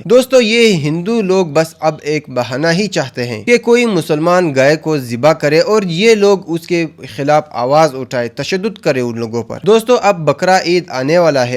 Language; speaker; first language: Hindi; native; Hindi